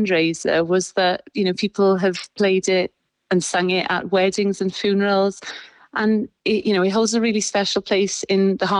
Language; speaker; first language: English; native; English